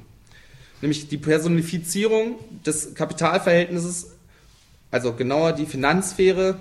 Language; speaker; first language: German; native; German